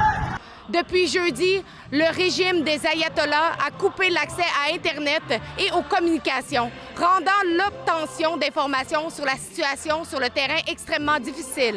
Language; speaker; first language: French; native; French